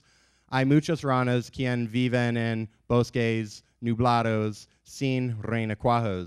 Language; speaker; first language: Spanish; non-native, learner; English